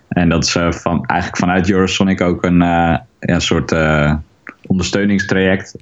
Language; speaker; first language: Dutch; native; Dutch